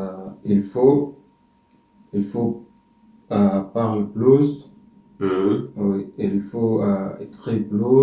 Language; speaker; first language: French; non-native, learner; Arabic